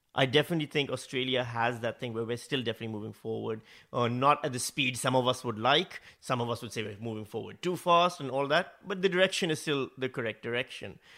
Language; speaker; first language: English; non-native, local second language; Urdu